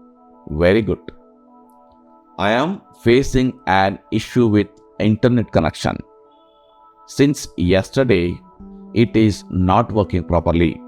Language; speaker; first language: English; non-native, local second language; Telugu